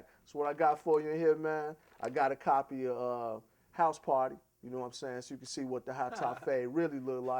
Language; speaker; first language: English; native; English